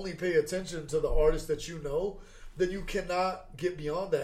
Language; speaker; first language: English; native; English